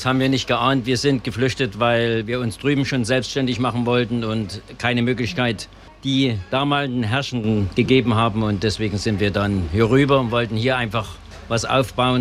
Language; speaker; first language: German; native; German